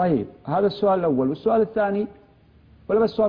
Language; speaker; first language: Arabic; native; Arabic